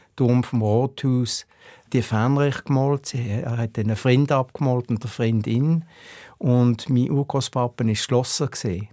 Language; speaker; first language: German; native; German